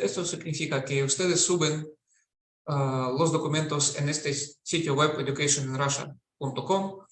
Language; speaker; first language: Spanish; non-native, fluent; Russian